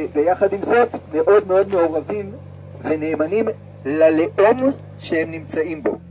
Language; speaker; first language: Hebrew; native; Hebrew